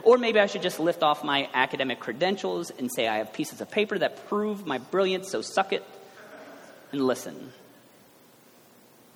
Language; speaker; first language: English; native; English